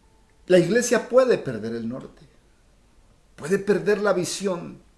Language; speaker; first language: Spanish; native; Spanish